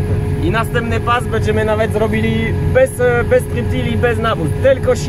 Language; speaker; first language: Polish; non-native, fluent; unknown